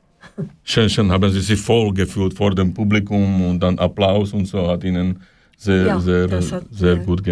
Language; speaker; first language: German; non-native, learner; Slovak